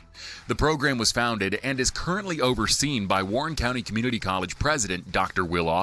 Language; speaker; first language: English; native; English